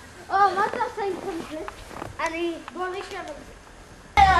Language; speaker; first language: Hebrew; early bilingual, heritage; Hebrew